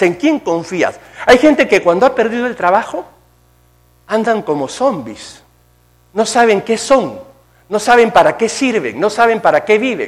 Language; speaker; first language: Spanish; native; Spanish